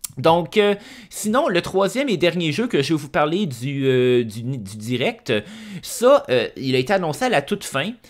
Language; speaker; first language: French; native; French